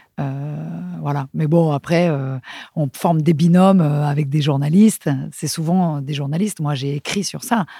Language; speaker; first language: French; non-native, fluent; Spanish